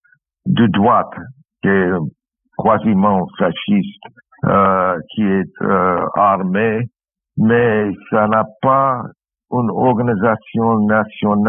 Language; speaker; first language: French; non-native, fluent; English